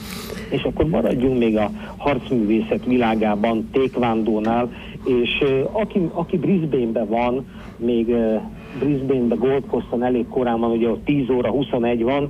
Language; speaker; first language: Hungarian; native; Hungarian